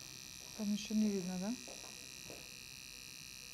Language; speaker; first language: Russian; non-native, fluent; Estonian